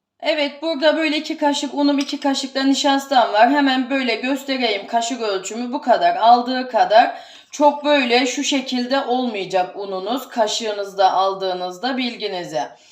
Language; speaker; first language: Turkish; native; Turkish